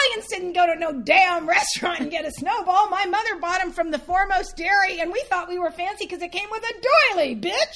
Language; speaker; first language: English; native; English